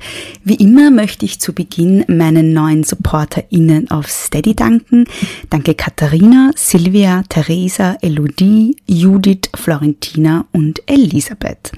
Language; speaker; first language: German; native; German